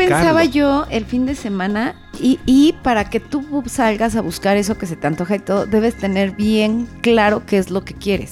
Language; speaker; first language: Spanish; native; Spanish